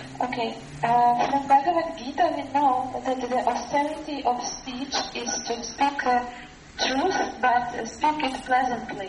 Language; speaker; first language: English; non-native, learner; Russian